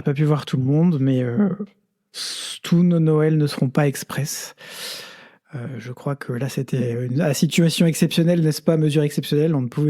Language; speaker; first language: French; native; French